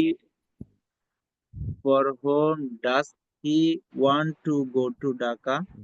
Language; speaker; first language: English; non-native, learner; Bangla